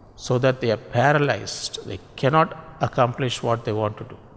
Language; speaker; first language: English; non-native, local second language; Tamil